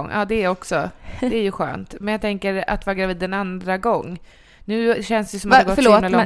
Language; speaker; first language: Swedish; native; Swedish